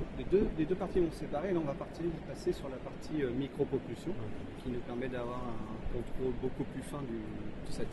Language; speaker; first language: French; native; French